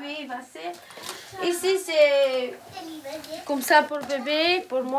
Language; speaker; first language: French; non-native, learner; Romanian